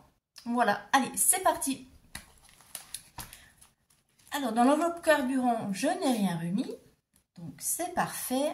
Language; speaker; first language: French; native; French